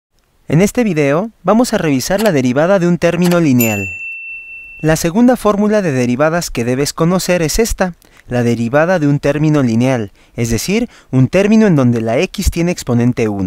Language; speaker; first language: Spanish; native; Spanish